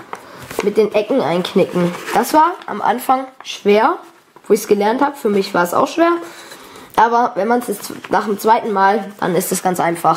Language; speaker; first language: German; native; German